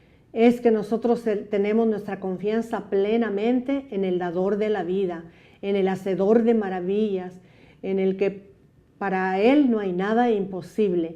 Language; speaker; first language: Spanish; native; Spanish